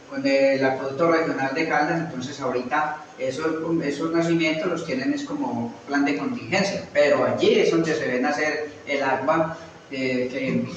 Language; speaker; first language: Spanish; native; Spanish